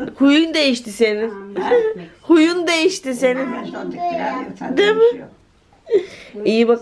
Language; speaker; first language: Turkish; native; Turkish